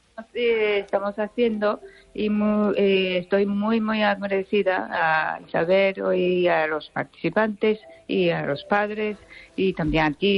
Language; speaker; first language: Spanish; non-native, fluent; Japanese